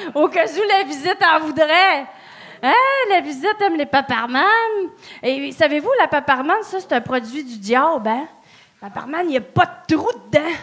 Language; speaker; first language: French; native; French